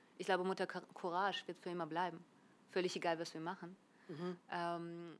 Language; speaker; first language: German; early bilingual, other home language; Russian